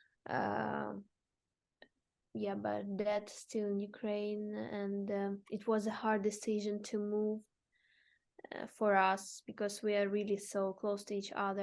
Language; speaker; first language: English; non-native, fluent; Ukrainian